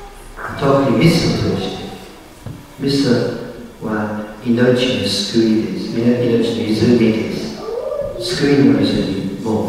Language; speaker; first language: Japanese; non-native, learner; English